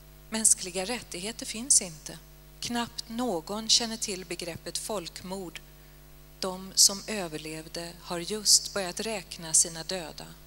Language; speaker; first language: Swedish; native; Swedish